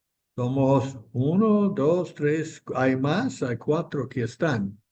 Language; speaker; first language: Spanish; non-native, fluent; English